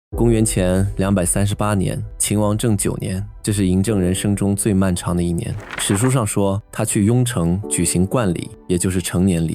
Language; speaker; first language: Chinese; native; Chinese